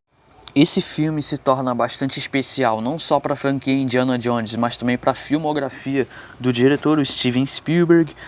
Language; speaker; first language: Portuguese; native; Portuguese